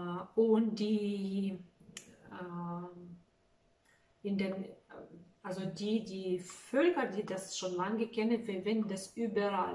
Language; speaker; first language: German; non-native, fluent; Russian